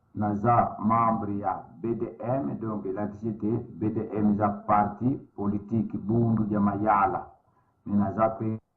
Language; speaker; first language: Lingala; non-native, local second language; Kongo